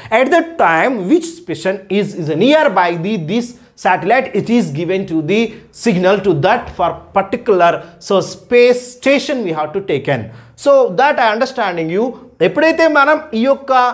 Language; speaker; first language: English; non-native, local second language; Telugu